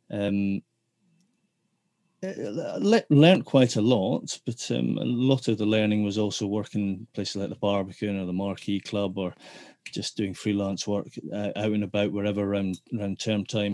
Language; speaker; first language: English; native; English